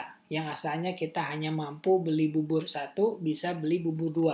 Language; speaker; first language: Indonesian; native; Indonesian